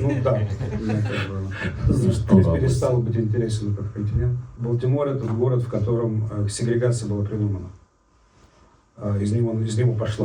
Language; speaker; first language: Russian; native; Russian